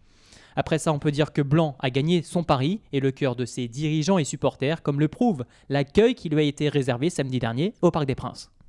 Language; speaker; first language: French; native; French